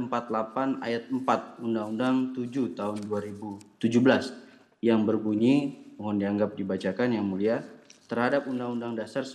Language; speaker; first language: Indonesian; native; Indonesian